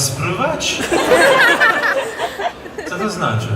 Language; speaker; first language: Polish; early bilingual, heritage; Polish